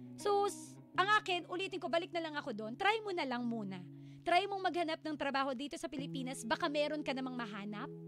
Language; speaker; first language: Filipino; native; Filipino